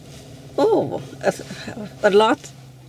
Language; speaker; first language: English; non-native, learner; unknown